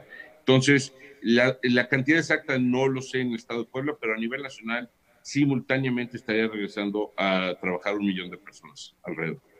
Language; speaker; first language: Spanish; native; Spanish